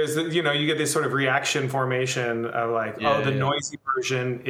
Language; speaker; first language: English; native; English